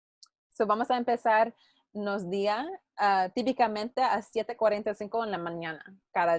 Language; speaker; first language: Spanish; non-native, learner; English